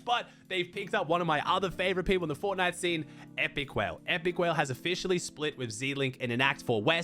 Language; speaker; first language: English; native; English